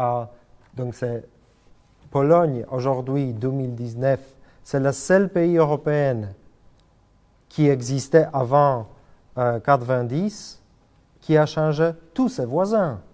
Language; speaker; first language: French; non-native, fluent; Polish